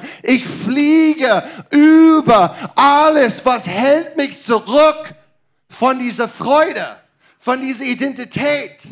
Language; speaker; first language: German; non-native, learner; English